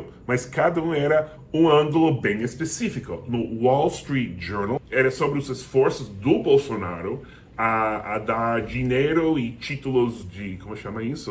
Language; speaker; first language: Portuguese; non-native, fluent; English